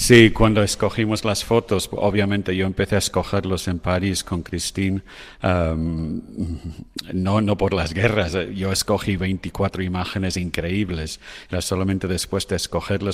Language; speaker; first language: Spanish; non-native, fluent; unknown